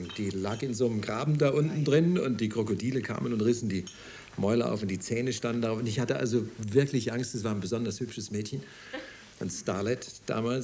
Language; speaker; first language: German; native; German